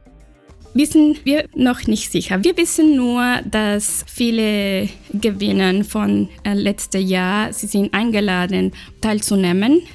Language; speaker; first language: German; non-native, learner; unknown